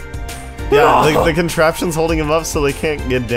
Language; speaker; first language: English; native; English